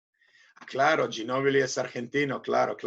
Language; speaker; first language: Spanish; non-native, fluent; Serbian